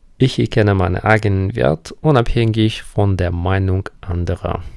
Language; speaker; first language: German; non-native, fluent; Ukrainian